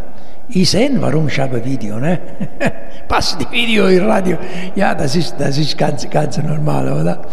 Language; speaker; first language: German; non-native, learner; Italian